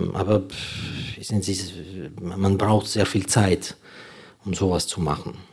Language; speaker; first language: German; non-native, fluent; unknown